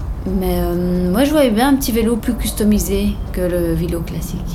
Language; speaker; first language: French; native; French